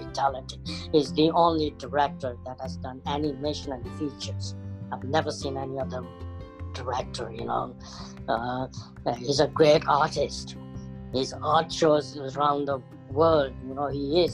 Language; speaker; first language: English; non-native, local second language; Punjabi